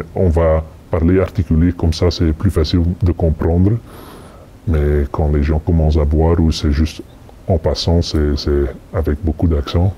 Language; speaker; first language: French; non-native, fluent; English